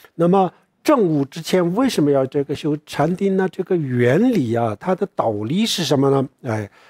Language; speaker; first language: Chinese; non-native, local second language; Tibetan